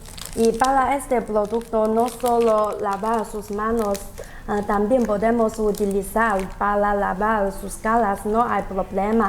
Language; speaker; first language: Spanish; non-native, learner; Chinese